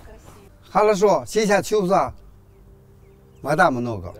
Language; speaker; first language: Russian; non-native, learner; Chinese